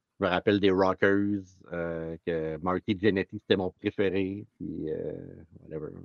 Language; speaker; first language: French; native; French